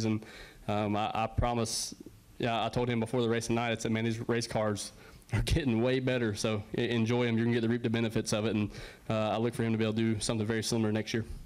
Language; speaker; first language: English; native; English